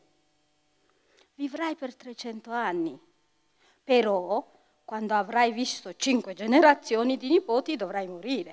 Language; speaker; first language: Italian; non-native, fluent; Tigrinya